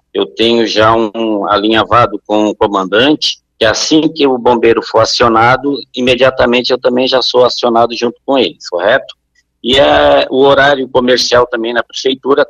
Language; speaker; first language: Portuguese; native; Portuguese